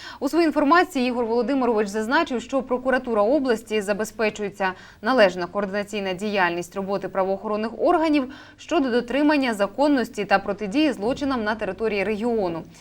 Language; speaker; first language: Ukrainian; native; Ukrainian